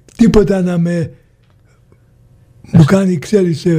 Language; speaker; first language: Greek; early bilingual, heritage; Greek